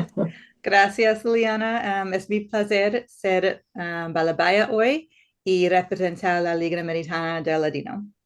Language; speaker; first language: Spanish; non-native, learner; English